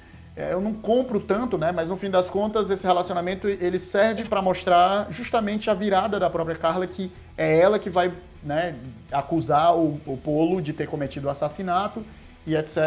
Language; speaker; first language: Portuguese; native; Portuguese